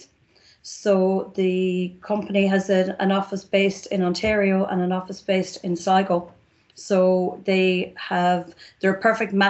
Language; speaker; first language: English; native; English